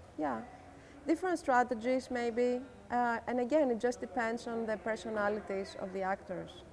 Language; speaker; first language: English; non-native, fluent; Greek